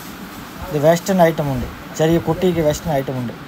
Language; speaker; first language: Malayalam; non-native, local second language; Hindi